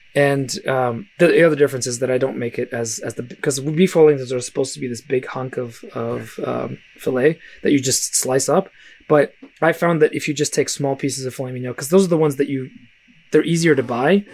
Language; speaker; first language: English; early bilingual, other home language; Russian